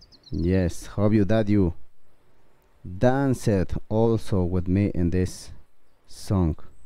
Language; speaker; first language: English; non-native, learner; Spanish